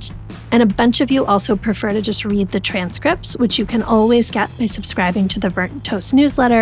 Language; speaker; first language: English; native; English